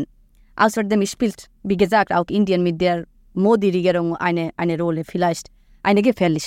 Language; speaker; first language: German; non-native, fluent; Bangla